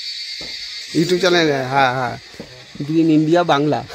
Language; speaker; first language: Hindi; non-native, local second language; Bangla